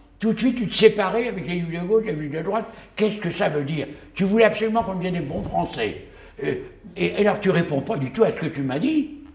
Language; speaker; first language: French; early bilingual, other home language; Yiddish